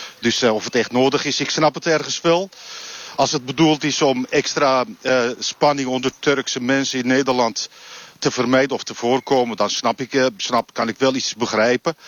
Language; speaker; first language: Dutch; non-native, fluent; Turkish